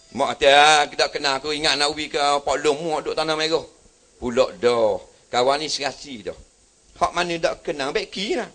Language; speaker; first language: Malay; native; Malay